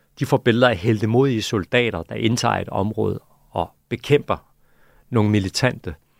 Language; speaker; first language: Danish; early bilingual, other home language; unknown